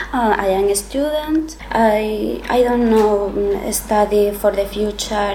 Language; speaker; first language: English; non-native, learner; Spanish